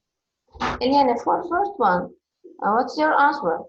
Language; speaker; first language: English; non-native, fluent; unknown